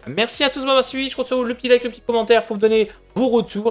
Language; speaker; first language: French; native; French